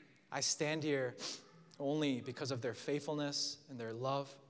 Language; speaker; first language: English; early bilingual, other home language; Korean